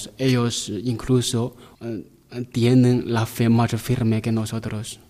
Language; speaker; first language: Spanish; non-native, learner; Chinese